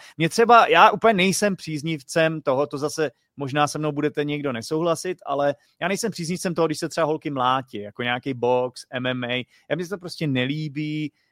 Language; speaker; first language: Czech; native; Czech